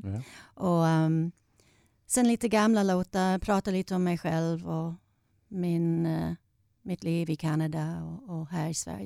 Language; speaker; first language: Swedish; non-native, fluent; English